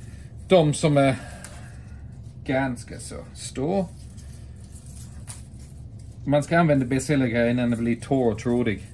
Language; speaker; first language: Swedish; non-native, fluent; English